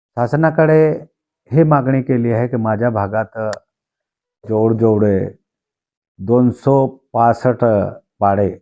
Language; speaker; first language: Marathi; non-native, local second language; Bhili